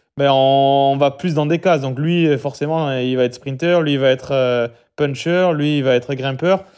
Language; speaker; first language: French; native; French